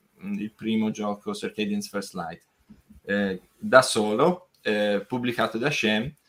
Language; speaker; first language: Italian; non-native, fluent; English